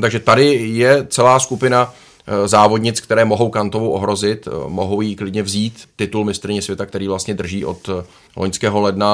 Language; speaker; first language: Czech; native; Czech